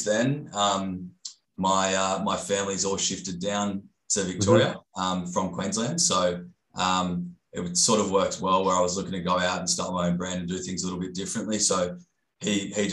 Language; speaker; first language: English; native; English